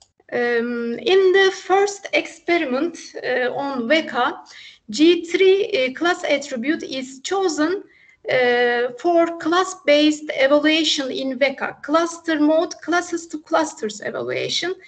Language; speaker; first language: English; non-native, fluent; Turkish